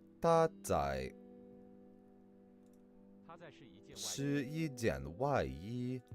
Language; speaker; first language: Chinese; non-native, learner; English